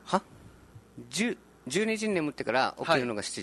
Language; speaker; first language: Japanese; native; Japanese